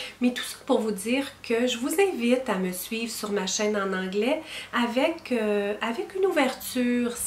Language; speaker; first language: French; native; French